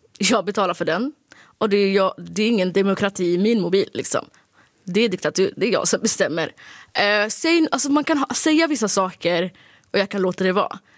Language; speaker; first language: Swedish; early bilingual, other home language; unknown